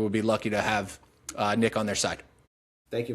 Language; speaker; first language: English; native; English